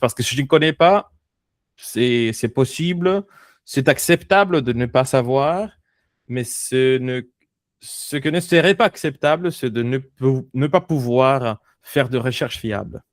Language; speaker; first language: French; non-native, fluent; Spanish